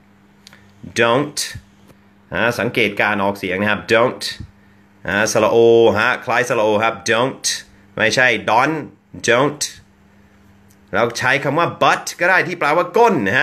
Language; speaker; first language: Thai; non-native, fluent; English